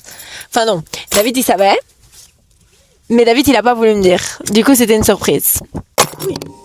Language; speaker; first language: French; native; French